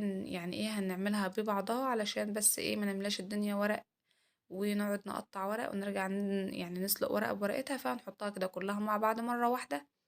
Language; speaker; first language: Arabic; native; Arabic